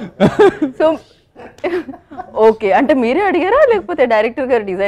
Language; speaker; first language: Telugu; native; Telugu